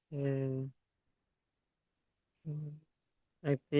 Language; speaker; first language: English; non-native, learner; Spanish